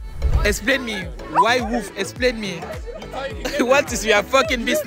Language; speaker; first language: English; non-native, learner; French